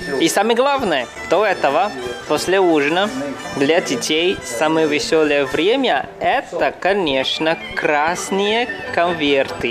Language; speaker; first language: Russian; non-native, learner; Chinese